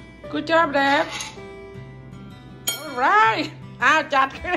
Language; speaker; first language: English; non-native, learner; Thai